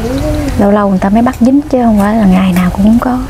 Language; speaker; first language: Vietnamese; native; Vietnamese